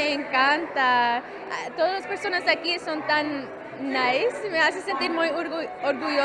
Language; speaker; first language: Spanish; early bilingual, heritage; Spanish